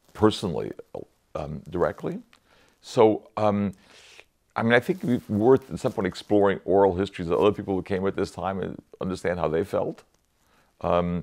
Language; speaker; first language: English; native; English